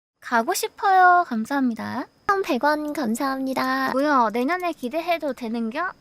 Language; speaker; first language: Korean; native; Korean